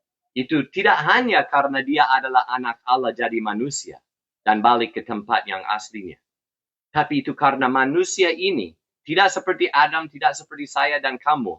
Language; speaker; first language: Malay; non-native, fluent; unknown